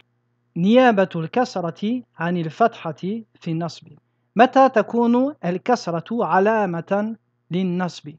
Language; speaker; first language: Arabic; non-native, fluent; French